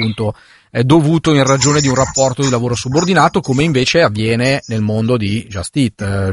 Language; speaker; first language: Italian; native; Italian